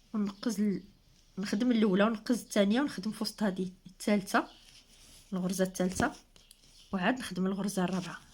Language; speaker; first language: Arabic; native; Arabic